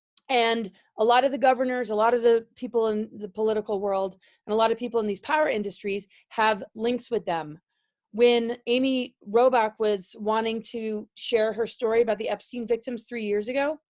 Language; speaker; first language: English; native; English